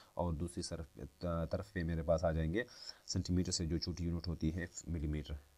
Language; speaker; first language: Hindi; native; Hindi